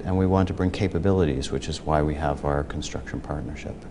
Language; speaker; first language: English; native; English